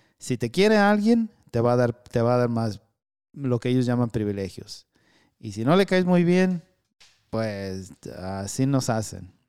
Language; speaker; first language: Spanish; early bilingual, heritage; Spanish